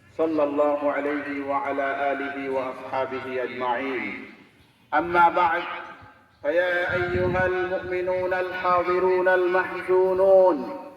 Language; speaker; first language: Arabic; non-native, fluent; Bangla